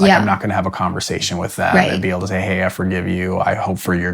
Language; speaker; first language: English; native; English